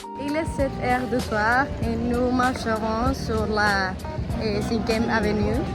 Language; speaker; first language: French; non-native, learner; Spanish